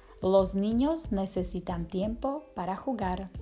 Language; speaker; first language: Spanish; non-native, fluent; Slovak